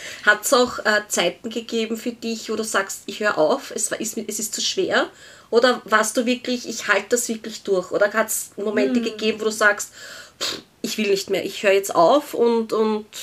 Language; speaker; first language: German; native; German